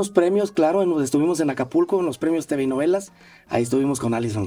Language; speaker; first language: Spanish; native; Spanish